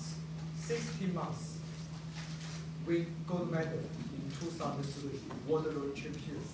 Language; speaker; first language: English; non-native, learner; Chinese